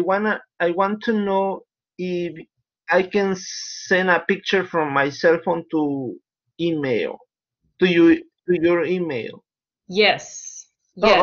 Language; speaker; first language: English; non-native, learner; Spanish